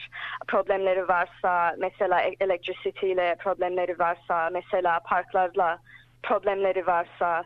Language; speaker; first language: Turkish; early bilingual, heritage; English